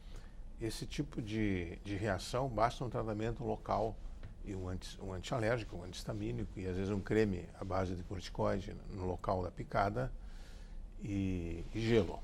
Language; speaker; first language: Portuguese; native; Portuguese